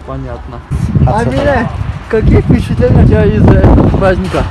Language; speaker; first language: Russian; non-native, local second language; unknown